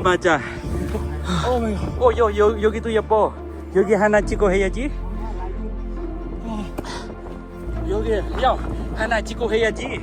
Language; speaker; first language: Korean; non-native, learner; Burmese